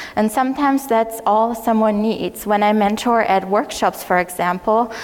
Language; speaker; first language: English; non-native, fluent; German